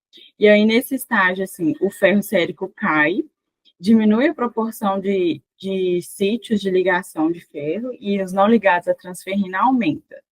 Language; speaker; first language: Portuguese; native; Portuguese